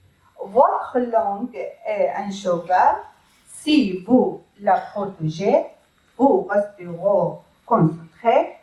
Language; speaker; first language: French; non-native, learner; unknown